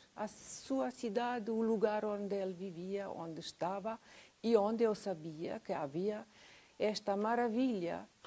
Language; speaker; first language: Portuguese; non-native, fluent; Romanian